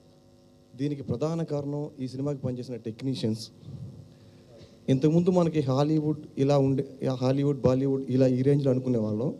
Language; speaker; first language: Telugu; native; Telugu